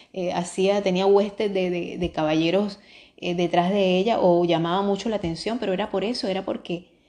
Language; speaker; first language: Spanish; native; Spanish